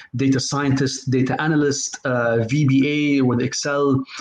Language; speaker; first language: English; non-native, fluent; Arabic